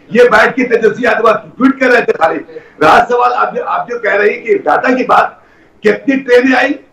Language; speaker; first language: Hindi; native; Hindi